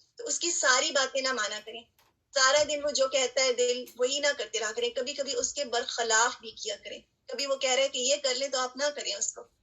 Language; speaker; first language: Urdu; native; Urdu